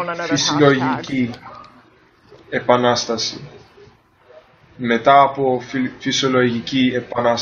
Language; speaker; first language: Greek; early bilingual, heritage; Greek